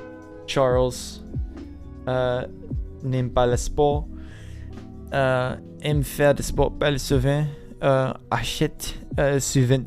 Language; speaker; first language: French; non-native, learner; English